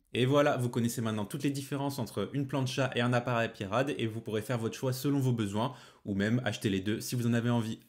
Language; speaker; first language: French; native; French